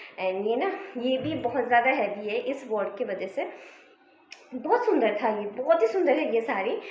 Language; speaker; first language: Hindi; non-native, local second language; Bangla